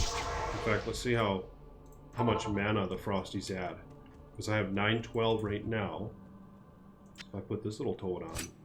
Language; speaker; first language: English; native; English